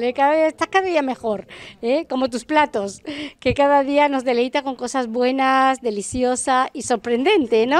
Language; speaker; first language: Spanish; native; Spanish